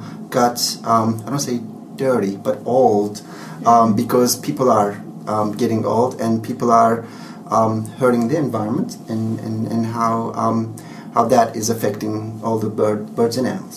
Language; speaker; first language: English; non-native, fluent; Turkish